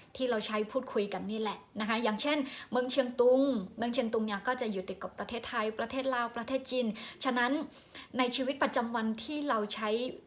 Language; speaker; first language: Thai; non-native, local second language; Shan